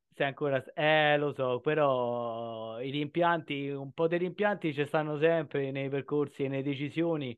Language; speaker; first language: Italian; native; Italian